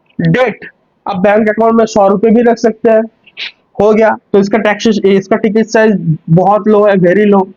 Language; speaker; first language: Hindi; non-native, local second language; Bangla